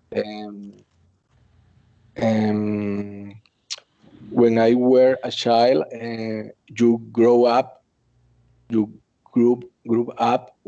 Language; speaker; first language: English; non-native, learner; Spanish